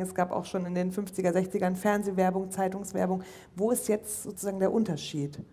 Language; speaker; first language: German; native; German